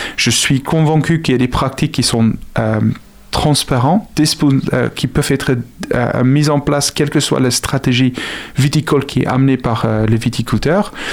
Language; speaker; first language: French; non-native, fluent; Afrikaans